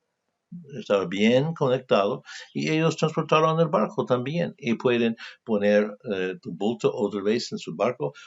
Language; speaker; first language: Spanish; non-native, fluent; English